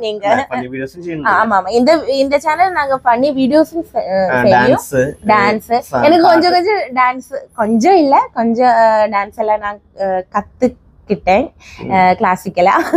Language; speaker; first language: Tamil; non-native, learner; Malayalam